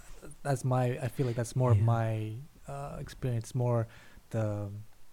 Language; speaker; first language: English; non-native, local second language; Malayalam